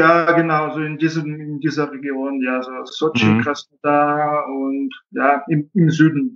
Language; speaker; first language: German; non-native, fluent; Russian